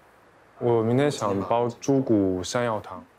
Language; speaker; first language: Chinese; native; Chinese